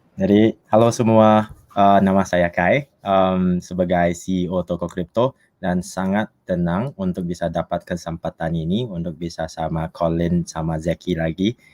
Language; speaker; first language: Indonesian; non-native, fluent; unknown